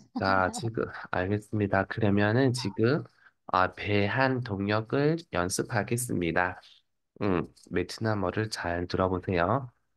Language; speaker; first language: Korean; non-native, fluent; Vietnamese